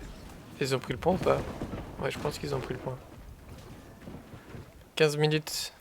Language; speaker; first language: French; native; French